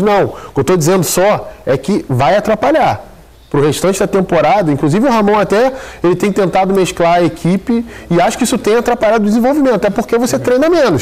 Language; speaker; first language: Portuguese; native; Portuguese